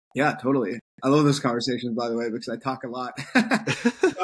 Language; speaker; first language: English; non-native, fluent; French